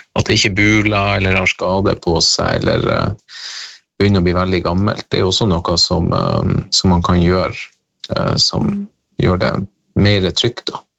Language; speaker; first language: Norwegian; native; Norwegian